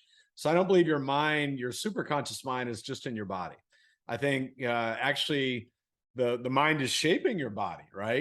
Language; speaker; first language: English; native; English